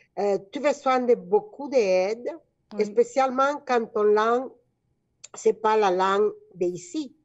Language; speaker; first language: French; non-native, fluent; Spanish